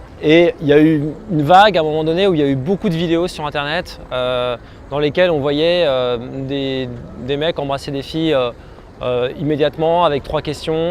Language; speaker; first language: French; native; French